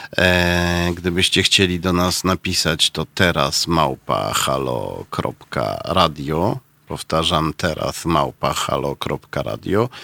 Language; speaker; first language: Polish; native; Polish